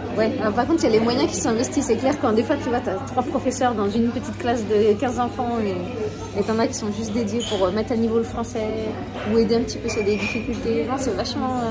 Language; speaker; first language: French; native; French